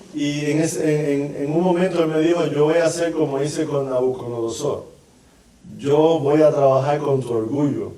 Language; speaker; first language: Spanish; native; Spanish